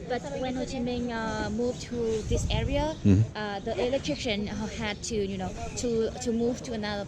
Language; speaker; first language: English; non-native, learner; Vietnamese